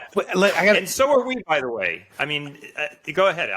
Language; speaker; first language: English; native; English